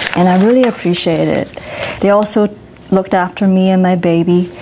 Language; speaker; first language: English; non-native, local second language; Cantonese